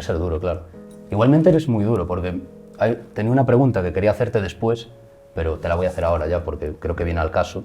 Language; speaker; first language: Spanish; native; Spanish